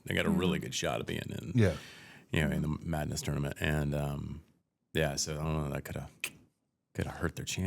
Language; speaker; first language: English; native; English